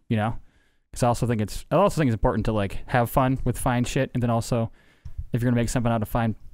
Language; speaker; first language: English; native; English